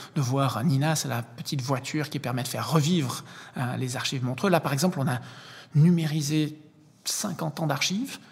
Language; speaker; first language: French; native; French